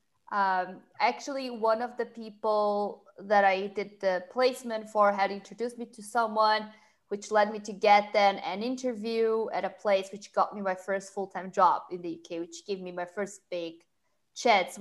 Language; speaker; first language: English; non-native, fluent; Portuguese